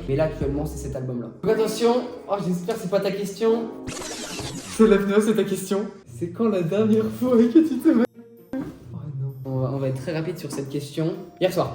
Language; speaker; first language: French; native; French